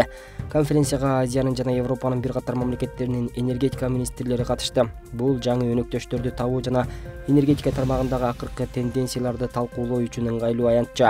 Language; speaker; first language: Kyrgyz; native; Kyrgyz